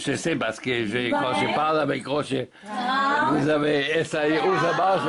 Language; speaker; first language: French; non-native, learner; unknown